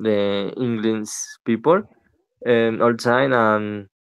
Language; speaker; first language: English; non-native, learner; Spanish